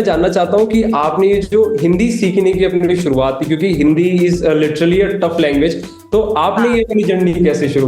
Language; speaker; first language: Hindi; native; Hindi